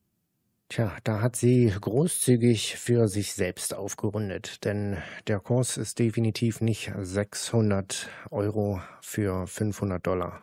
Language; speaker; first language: German; native; German